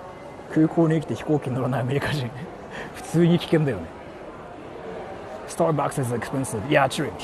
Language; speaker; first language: Japanese; native; Japanese